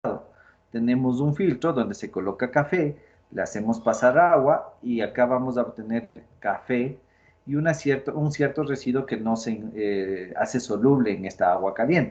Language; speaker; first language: Spanish; native; Spanish